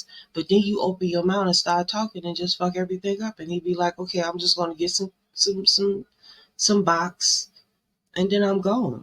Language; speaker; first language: English; native; English